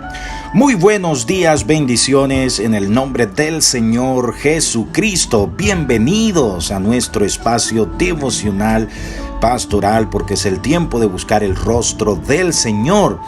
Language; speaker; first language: Spanish; native; Spanish